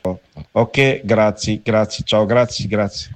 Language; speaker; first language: Italian; non-native, learner; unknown